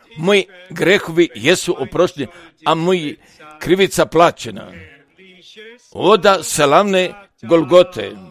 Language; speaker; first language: Croatian; non-native, fluent; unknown